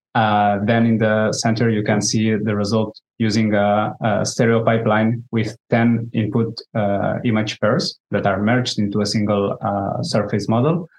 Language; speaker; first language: English; non-native, fluent; Spanish